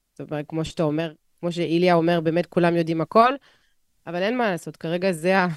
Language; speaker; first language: Hebrew; non-native, fluent; French